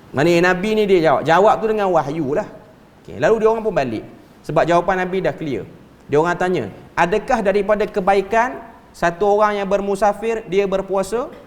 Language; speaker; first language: Malay; native; Malay